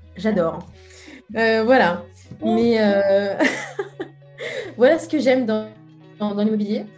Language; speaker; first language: French; native; French